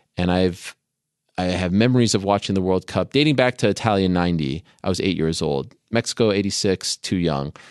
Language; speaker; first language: English; native; English